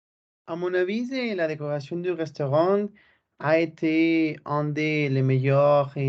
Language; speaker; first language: French; non-native, learner; Spanish